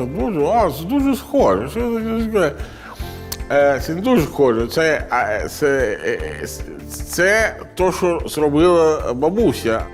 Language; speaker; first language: Ukrainian; non-native, learner; Italian